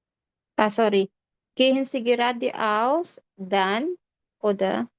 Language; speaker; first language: German; non-native, fluent; Filipino